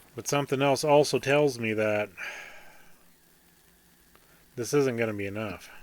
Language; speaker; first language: English; native; English